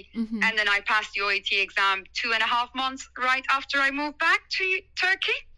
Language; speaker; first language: English; non-native, fluent; Turkish